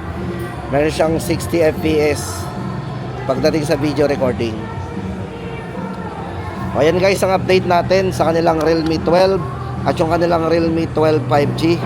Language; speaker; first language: Filipino; native; Filipino